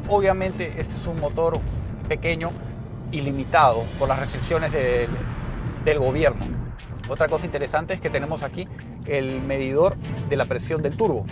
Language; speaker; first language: Spanish; native; Spanish